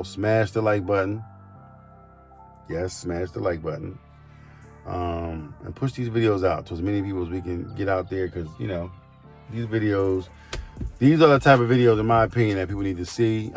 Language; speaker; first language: English; native; English